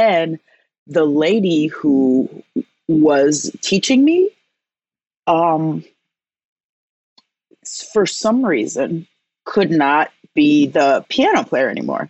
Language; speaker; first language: English; native; English